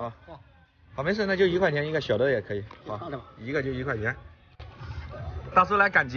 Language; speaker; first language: Chinese; native; Chinese